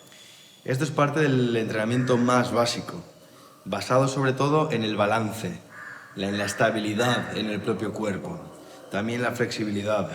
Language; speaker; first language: Spanish; native; Spanish